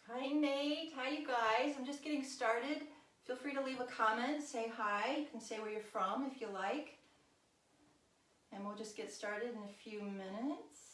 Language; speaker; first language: English; native; English